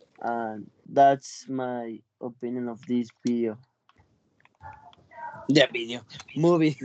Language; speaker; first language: English; non-native, learner; Spanish